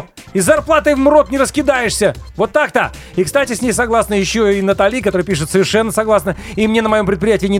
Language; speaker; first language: Russian; native; Russian